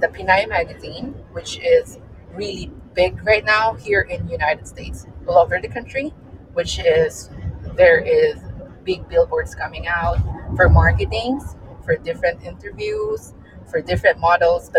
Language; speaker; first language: English; non-native, local second language; Cebuano